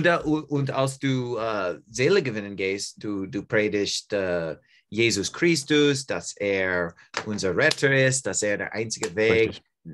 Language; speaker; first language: German; non-native, learner; English